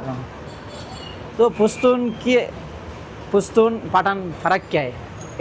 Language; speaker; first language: Hindi; non-native, learner; Bangla